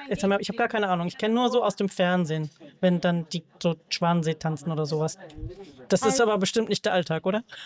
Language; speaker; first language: German; native; German